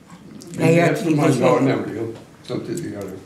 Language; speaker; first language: Swedish; native; Swedish